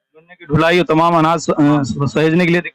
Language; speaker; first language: Hindi; native; Hindi